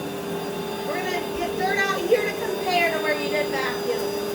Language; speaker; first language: English; native; English